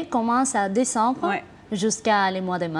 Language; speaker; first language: French; non-native, fluent; Spanish